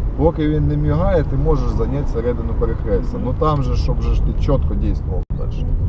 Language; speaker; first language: Ukrainian; non-native, local second language; Russian